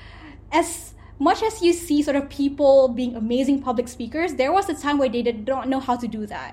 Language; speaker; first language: English; non-native, local second language; Malay